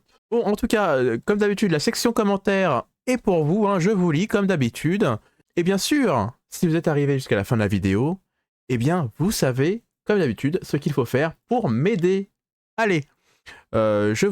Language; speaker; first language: French; native; French